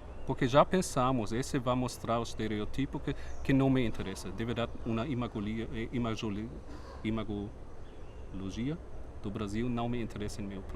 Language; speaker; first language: Portuguese; non-native, fluent; German